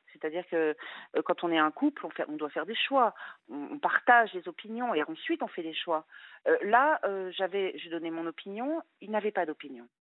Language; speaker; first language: French; native; French